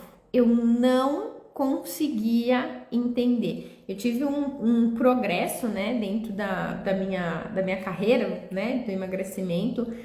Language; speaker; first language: Portuguese; native; Portuguese